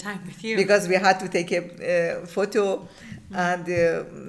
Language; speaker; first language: English; non-native, learner; Persian